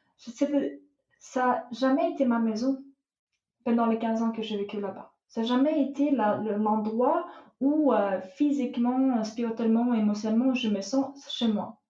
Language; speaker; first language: French; non-native, fluent; Russian